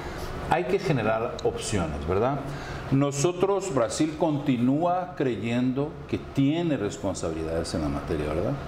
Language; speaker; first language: Spanish; non-native, fluent; Portuguese